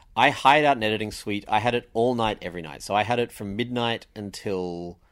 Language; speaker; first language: English; native; English